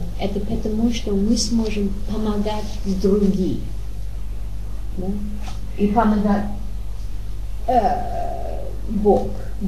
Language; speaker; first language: Russian; non-native, learner; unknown